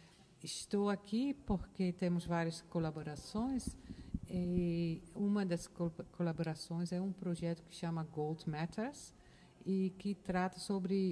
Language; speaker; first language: Portuguese; non-native, fluent; Dutch